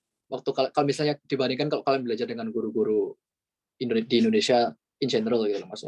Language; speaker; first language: Indonesian; native; Indonesian